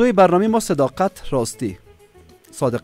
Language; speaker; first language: Persian; native; Persian